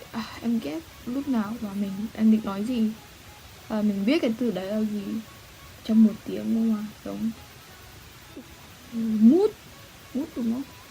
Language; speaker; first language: Vietnamese; early bilingual, heritage; Vietnamese